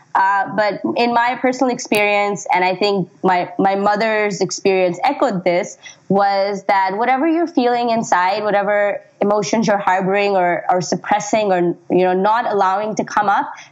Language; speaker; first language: English; non-native, local second language; Urdu